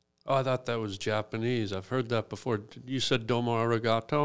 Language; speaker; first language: English; native; English